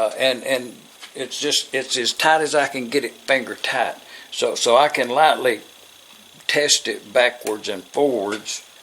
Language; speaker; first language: English; native; English